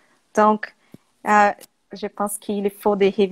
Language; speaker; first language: French; non-native, learner; Portuguese